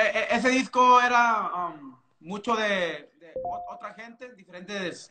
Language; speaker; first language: Spanish; early bilingual, heritage; Spanish